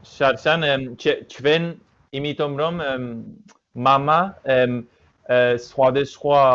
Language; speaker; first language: Georgian; non-native, learner; English